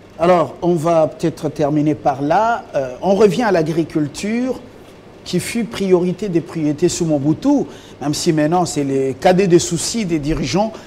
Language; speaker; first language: French; non-native, local second language; Lingala